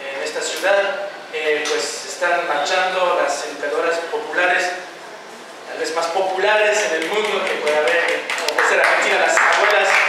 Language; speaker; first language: Spanish; non-native, fluent; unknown